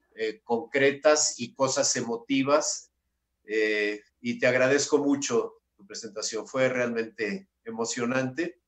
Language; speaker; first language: Spanish; native; Spanish